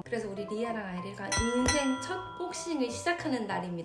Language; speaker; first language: Korean; native; Korean